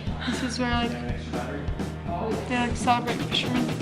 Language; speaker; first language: English; native; English